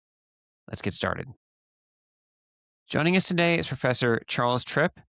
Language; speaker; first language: English; native; English